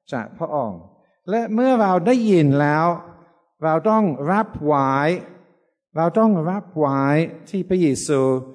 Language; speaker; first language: Thai; non-native, fluent; English